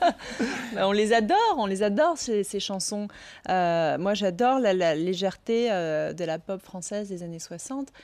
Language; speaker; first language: French; native; French